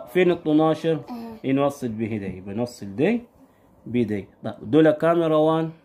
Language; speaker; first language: Arabic; native; Arabic